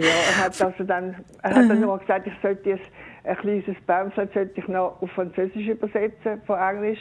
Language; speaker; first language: German; native; German